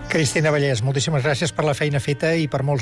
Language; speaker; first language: Catalan; native; Catalan